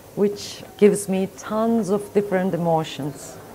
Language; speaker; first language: English; non-native, fluent; Turkish